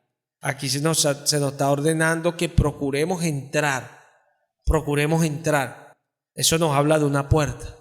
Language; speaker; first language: Spanish; native; Spanish